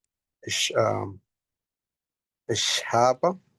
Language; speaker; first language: German; non-native, learner; Arabic